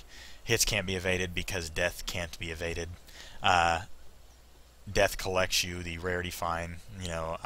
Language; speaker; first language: English; native; English